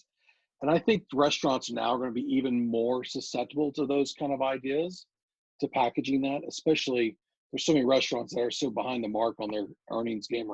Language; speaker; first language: English; native; English